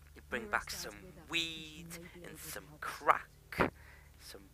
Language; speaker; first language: English; native; English